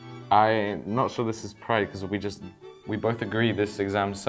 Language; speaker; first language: English; native; English